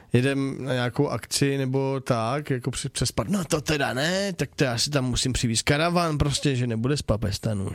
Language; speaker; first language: Czech; native; Czech